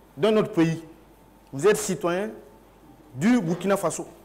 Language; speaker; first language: French; non-native, local second language; Mossi